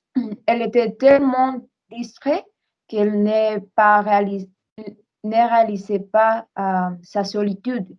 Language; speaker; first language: French; non-native, learner; Spanish